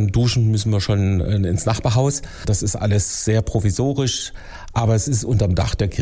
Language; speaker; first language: German; native; German